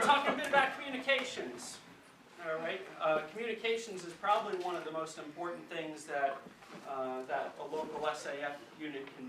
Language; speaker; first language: English; native; English